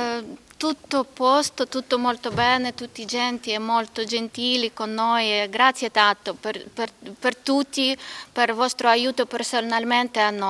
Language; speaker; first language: Italian; non-native, learner; Ukrainian